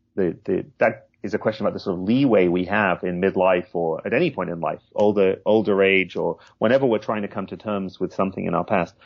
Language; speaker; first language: English; native; English